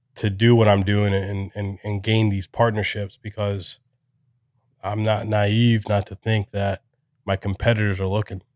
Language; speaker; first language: English; native; English